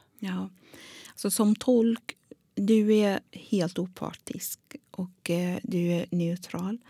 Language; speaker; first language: Swedish; non-native, fluent; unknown